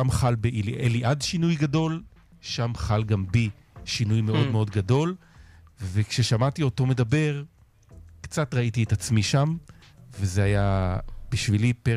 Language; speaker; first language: Hebrew; native; Hebrew